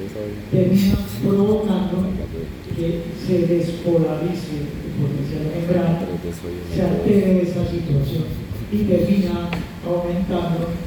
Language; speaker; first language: Spanish; native; Spanish